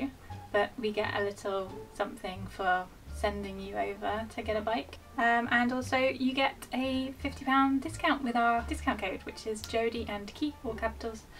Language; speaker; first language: English; native; English